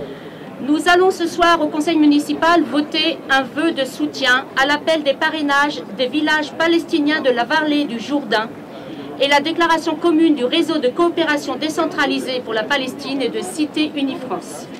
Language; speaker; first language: French; native; French